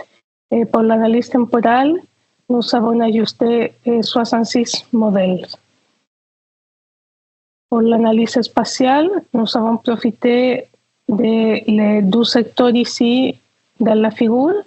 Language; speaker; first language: French; non-native, fluent; Spanish